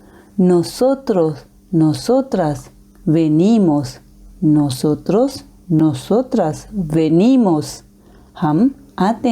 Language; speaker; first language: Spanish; non-native, fluent; Hindi